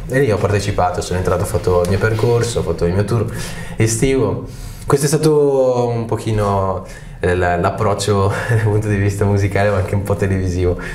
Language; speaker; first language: Italian; early bilingual, other home language; Arabic